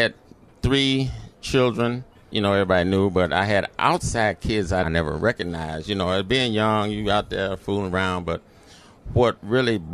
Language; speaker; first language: English; native; English